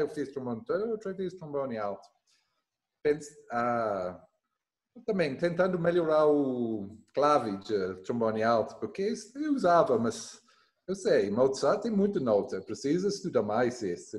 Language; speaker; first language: Portuguese; non-native, learner; English